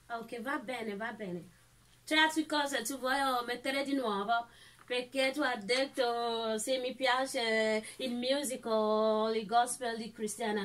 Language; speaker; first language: Italian; non-native, learner; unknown